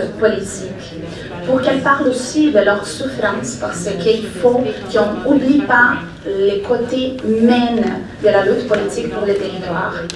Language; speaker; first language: French; non-native, fluent; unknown